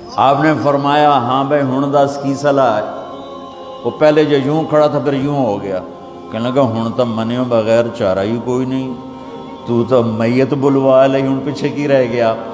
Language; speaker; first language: Urdu; non-native, local second language; Punjabi